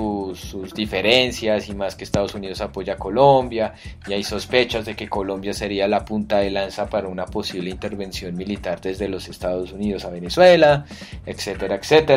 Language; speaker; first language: Spanish; native; Spanish